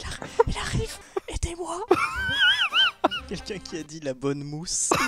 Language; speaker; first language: French; native; French